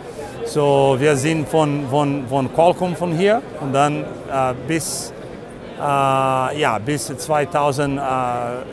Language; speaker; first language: German; non-native, learner; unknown